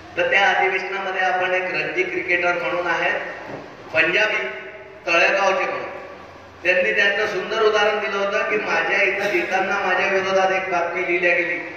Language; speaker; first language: Marathi; native; Marathi